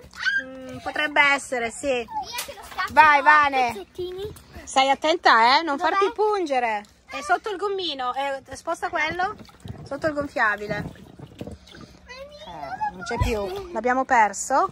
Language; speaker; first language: Italian; native; Italian